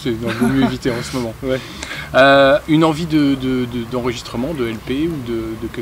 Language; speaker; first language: French; native; French